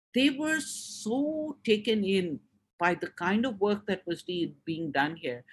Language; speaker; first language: English; non-native, local second language; Urdu